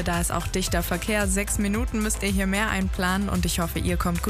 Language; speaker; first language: German; native; German